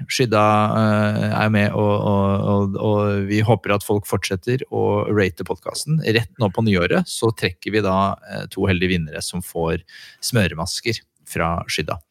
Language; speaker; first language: Norwegian; native; Norwegian